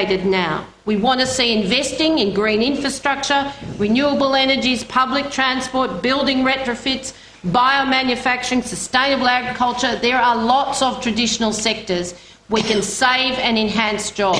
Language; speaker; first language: English; native; English